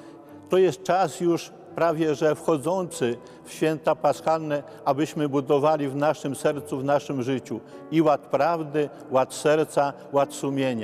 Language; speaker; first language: Polish; native; Polish